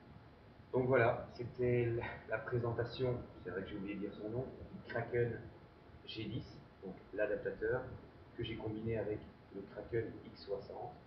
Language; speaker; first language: French; native; French